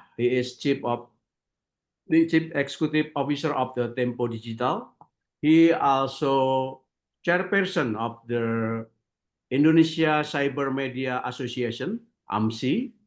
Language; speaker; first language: English; non-native, learner; Indonesian